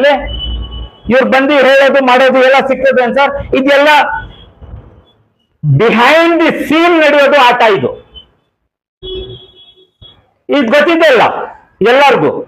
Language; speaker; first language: Kannada; native; Kannada